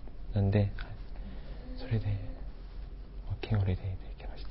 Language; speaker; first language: Japanese; non-native, fluent; Korean